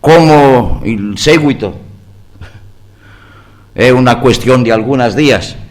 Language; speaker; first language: Spanish; non-native, learner; Greek